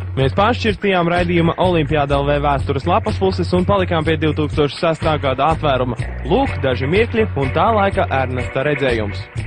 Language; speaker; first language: Latvian; native; Latvian